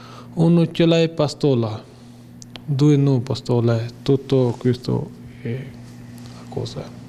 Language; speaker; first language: Italian; non-native, learner; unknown